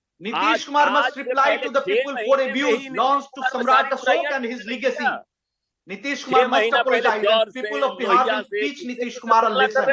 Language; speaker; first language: English; non-native, local second language; Hindi